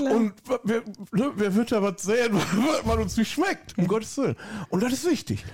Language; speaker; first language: German; native; German